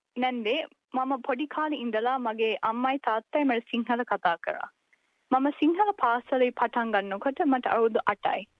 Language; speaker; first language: Sinhala; early bilingual, heritage; Sinhala